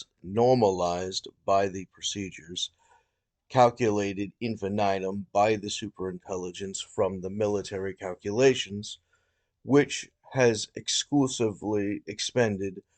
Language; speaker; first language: English; native; English